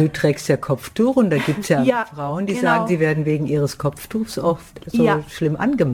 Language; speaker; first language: German; native; German